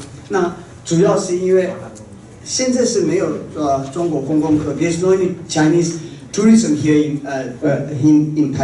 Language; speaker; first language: Chinese; non-native, fluent; Tibetan